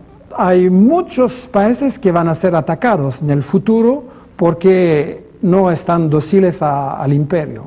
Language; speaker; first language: Spanish; non-native, fluent; French